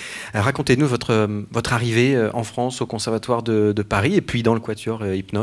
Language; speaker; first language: French; native; French